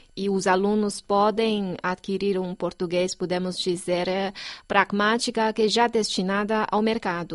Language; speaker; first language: Portuguese; non-native, fluent; Chinese